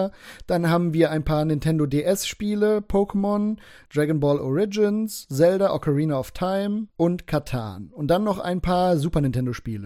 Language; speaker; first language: German; native; German